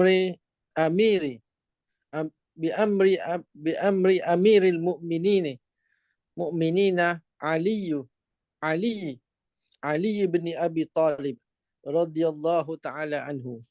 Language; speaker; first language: Arabic; non-native, fluent; Malay